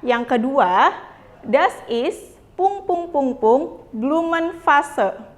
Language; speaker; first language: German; non-native, fluent; Indonesian